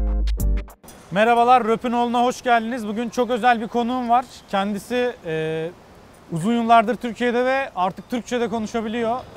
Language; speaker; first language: Turkish; native; Turkish